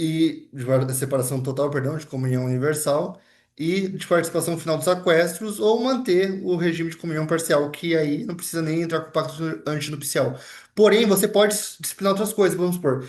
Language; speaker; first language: Portuguese; native; Portuguese